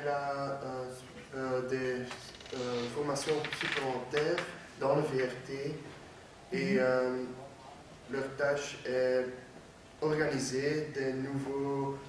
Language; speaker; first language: French; non-native, learner; Dutch